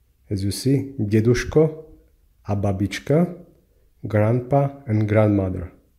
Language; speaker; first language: English; non-native, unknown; Slovak